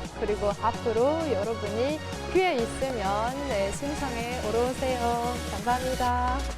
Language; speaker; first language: Korean; non-native, learner; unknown